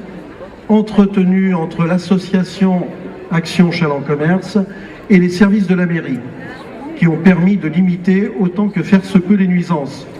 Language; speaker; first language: French; native; French